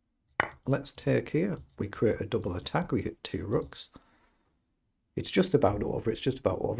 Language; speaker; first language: English; native; English